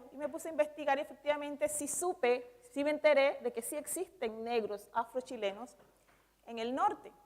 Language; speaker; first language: Spanish; native; Spanish